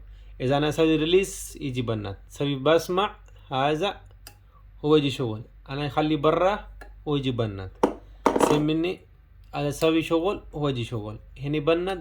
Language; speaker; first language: Arabic; non-native, learner; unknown